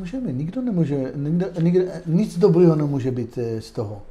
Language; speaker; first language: Czech; non-native, fluent; Hebrew